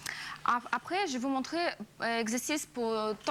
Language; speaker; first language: French; non-native, learner; Russian